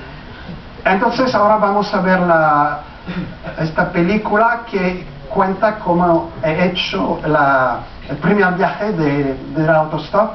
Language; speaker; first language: Spanish; non-native, fluent; French